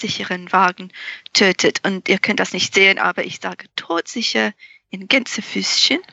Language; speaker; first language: German; non-native, fluent; English